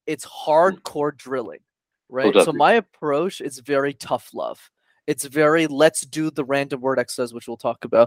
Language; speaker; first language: English; native; English